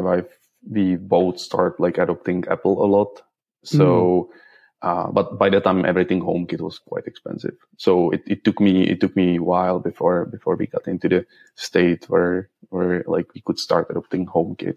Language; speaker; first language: English; non-native, fluent; Czech